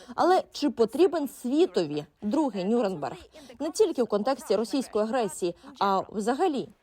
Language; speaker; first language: Ukrainian; native; Ukrainian